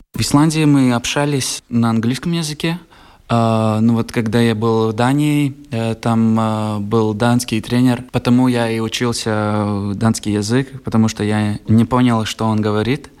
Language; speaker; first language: Russian; non-native, local second language; Latvian